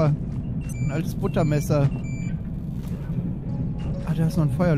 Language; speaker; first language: German; native; German